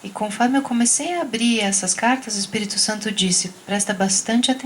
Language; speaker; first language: Portuguese; native; Portuguese